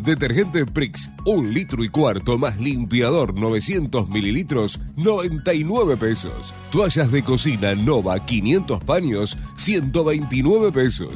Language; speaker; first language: Spanish; native; Spanish